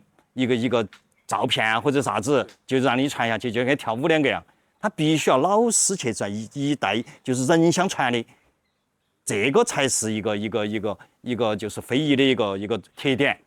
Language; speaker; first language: Chinese; native; Chinese